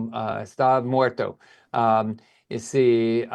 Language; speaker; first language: Spanish; non-native, learner; English